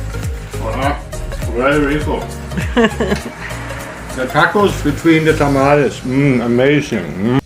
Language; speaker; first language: English; non-native, learner; German